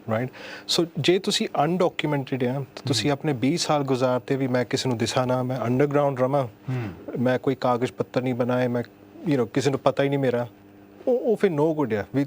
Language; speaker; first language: Punjabi; early bilingual, heritage; Punjabi